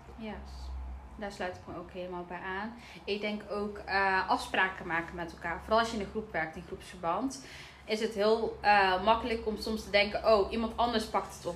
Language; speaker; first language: Dutch; early bilingual, other home language; Somali